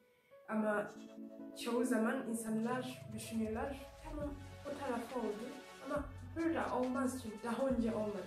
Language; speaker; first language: Turkish; non-native, fluent; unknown